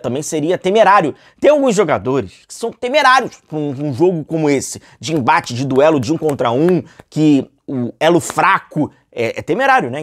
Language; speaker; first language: Portuguese; native; Portuguese